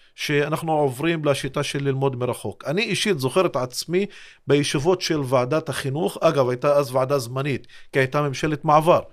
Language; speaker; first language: Hebrew; non-native, local second language; Arabic